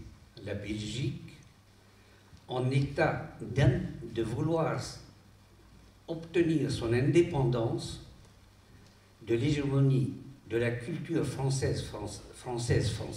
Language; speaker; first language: French; non-native, local second language; Arabic